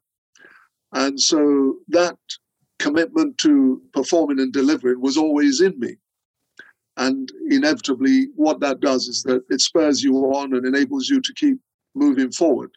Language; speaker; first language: English; non-native, local second language; Akan